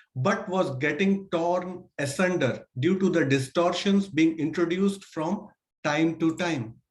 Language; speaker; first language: English; non-native, local second language; Hindi